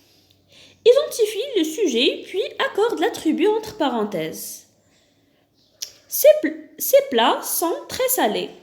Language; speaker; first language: French; non-native, local second language; Arabic